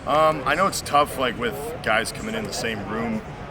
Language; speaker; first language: English; native; English